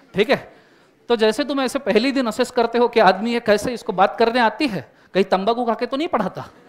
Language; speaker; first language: Hindi; non-native, local second language; Marathi